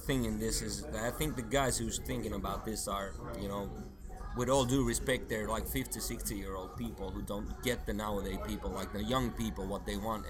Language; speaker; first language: English; non-native, fluent; Swedish